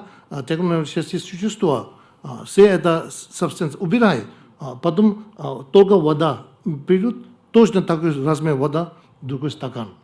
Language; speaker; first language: Russian; non-native, learner; Tibetan